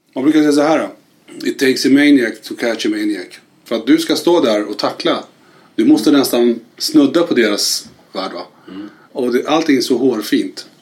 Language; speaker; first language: Swedish; early bilingual, other home language; Arabic